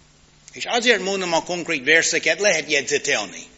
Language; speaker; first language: Hungarian; non-native, learner; English